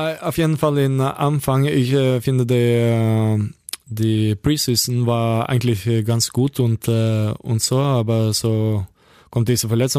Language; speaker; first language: German; non-native, learner; Norwegian